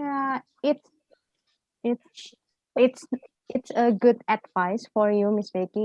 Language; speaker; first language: English; non-native, learner; Indonesian